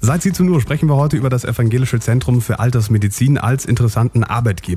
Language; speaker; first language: German; native; German